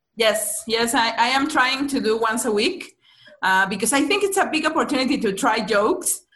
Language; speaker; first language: English; non-native, fluent; Spanish